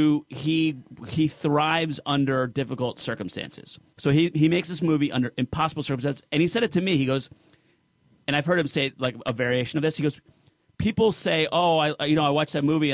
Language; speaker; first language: English; native; English